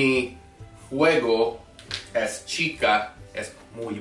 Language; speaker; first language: Spanish; non-native, learner; English